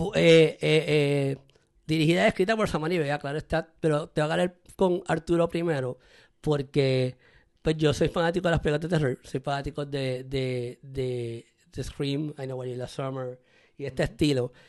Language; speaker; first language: Spanish; native; Spanish